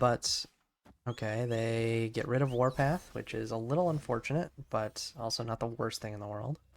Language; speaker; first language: English; native; English